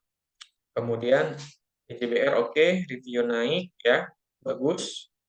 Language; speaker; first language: Indonesian; native; Indonesian